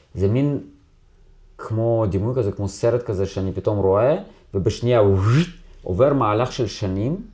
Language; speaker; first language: Hebrew; non-native, fluent; Russian